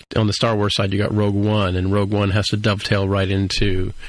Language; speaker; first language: English; native; English